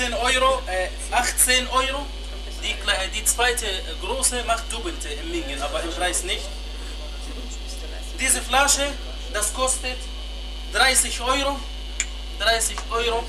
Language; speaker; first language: German; non-native, fluent; Arabic